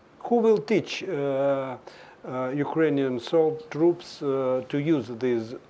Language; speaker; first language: English; non-native, fluent; Russian